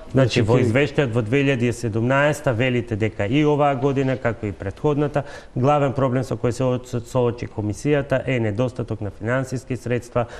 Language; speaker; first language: Macedonian; native; Macedonian